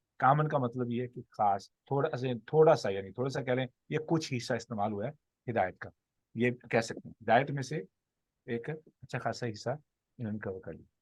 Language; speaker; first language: Urdu; non-native, local second language; Punjabi